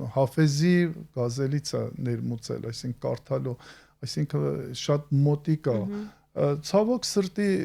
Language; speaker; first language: Armenian; native; Armenian